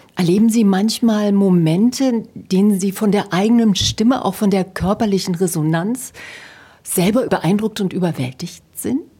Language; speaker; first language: German; native; German